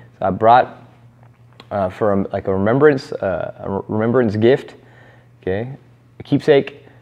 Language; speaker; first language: English; native; English